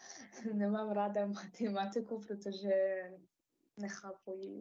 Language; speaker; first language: Czech; non-native, learner; Ukrainian